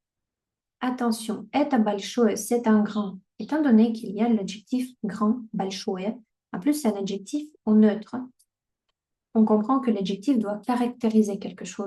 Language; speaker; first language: French; non-native, fluent; Russian